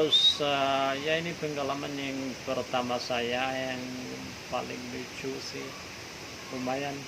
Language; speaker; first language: Indonesian; non-native, fluent; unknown